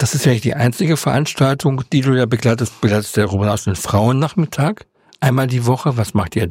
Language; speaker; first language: German; native; German